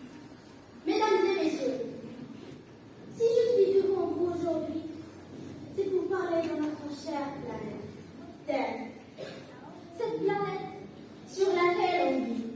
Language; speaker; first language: French; non-native, local second language; Arabic